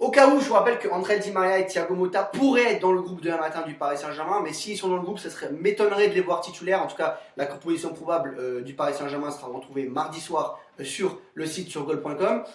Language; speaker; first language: French; native; French